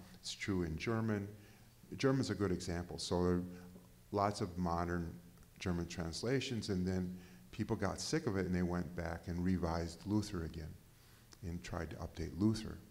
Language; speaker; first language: English; native; English